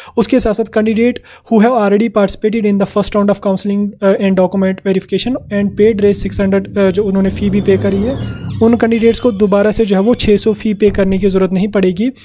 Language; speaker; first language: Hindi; non-native, local second language; Kashmiri